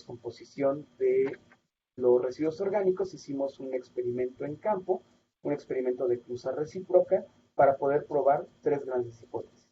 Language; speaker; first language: Spanish; native; Spanish